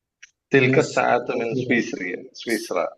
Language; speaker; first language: Arabic; non-native, learner; Malayalam